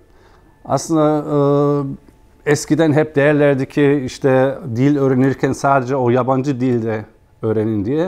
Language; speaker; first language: Turkish; non-native, fluent; German